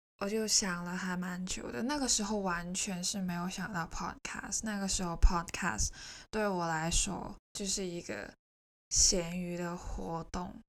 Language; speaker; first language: Chinese; non-native, local second language; Cantonese